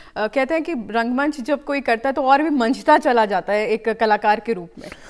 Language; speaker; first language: Hindi; native; Hindi